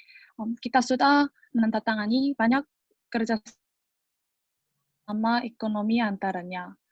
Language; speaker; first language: Indonesian; non-native, learner; Korean